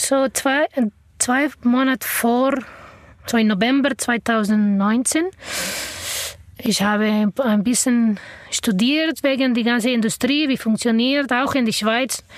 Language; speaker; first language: German; non-native, learner; Arabic